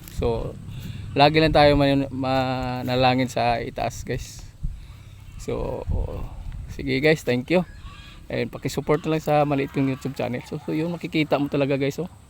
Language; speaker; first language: Filipino; non-native, local second language; Hiligaynon